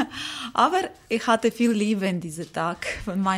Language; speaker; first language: German; non-native, learner; Ukrainian